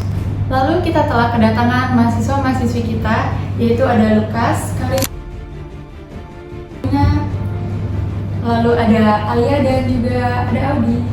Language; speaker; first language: Indonesian; native; Indonesian